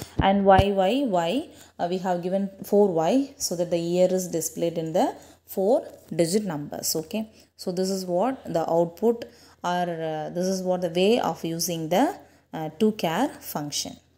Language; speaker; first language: English; non-native, local second language; Tamil